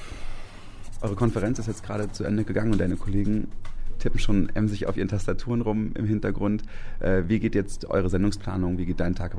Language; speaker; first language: German; native; German